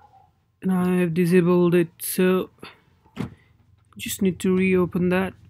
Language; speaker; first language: English; non-native, local second language; Nepali